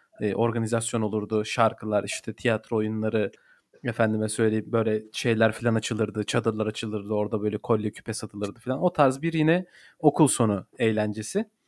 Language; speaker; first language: Turkish; native; Turkish